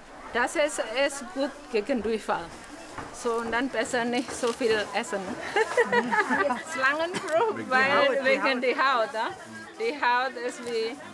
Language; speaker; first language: German; non-native, learner; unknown